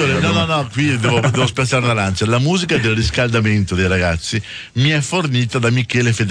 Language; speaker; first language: Italian; native; Italian